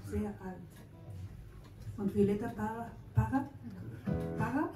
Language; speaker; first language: German; non-native, learner; Spanish